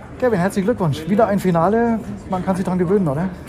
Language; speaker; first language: German; native; German